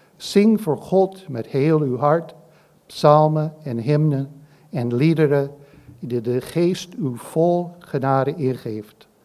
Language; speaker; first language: Dutch; non-native, fluent; English